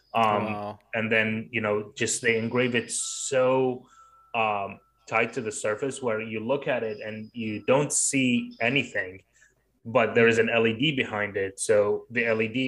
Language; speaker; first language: English; non-native, fluent; Arabic